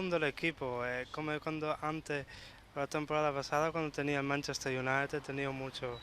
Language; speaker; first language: Spanish; non-native, learner; Italian